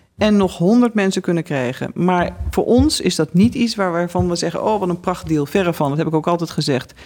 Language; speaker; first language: Dutch; native; Dutch